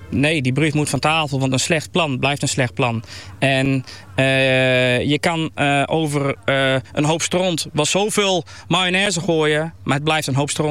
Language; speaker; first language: Dutch; native; Dutch